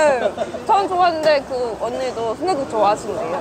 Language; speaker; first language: Japanese; native; Japanese